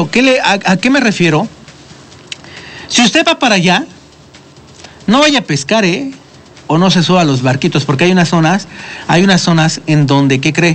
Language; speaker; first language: Spanish; native; Spanish